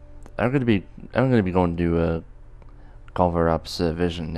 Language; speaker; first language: English; native; English